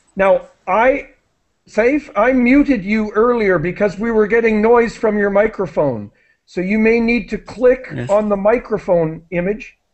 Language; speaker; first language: English; native; English